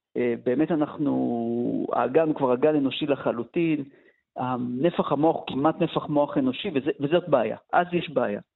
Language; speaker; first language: Hebrew; native; Hebrew